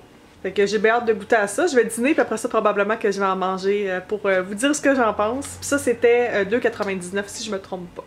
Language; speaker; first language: French; native; French